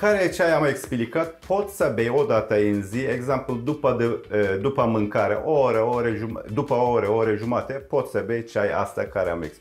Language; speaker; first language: Romanian; non-native, learner; Turkish